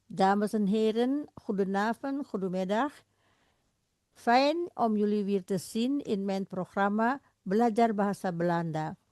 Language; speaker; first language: Dutch; non-native, fluent; Indonesian